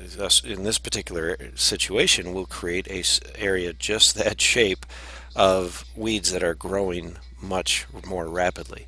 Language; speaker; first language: English; native; English